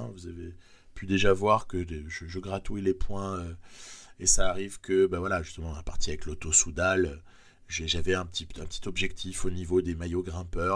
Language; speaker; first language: French; native; French